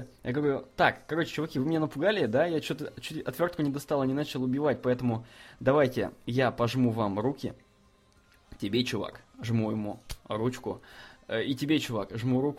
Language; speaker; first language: Russian; native; Russian